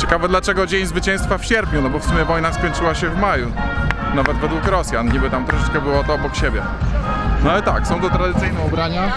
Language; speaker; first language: Polish; native; Polish